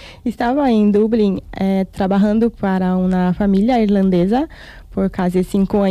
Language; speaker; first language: Spanish; non-native, fluent; Portuguese